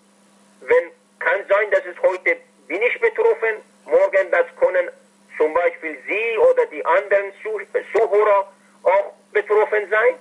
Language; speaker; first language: German; non-native, fluent; Persian